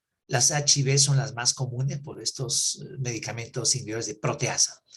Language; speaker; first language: Spanish; native; Spanish